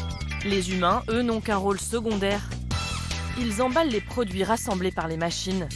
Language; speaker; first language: French; native; French